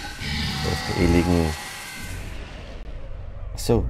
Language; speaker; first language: German; native; German